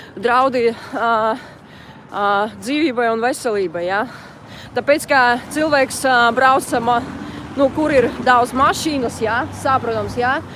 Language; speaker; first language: Latvian; non-native, local second language; Russian